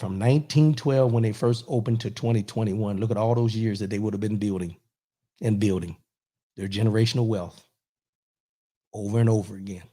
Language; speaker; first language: English; native; English